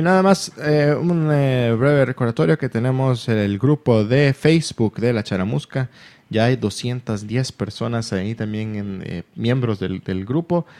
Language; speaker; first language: Spanish; native; Spanish